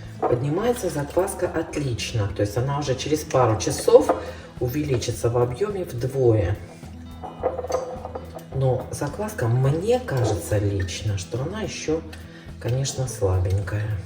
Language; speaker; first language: Russian; native; Russian